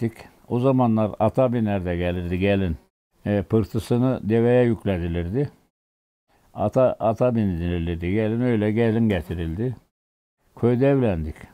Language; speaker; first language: Turkish; native; Turkish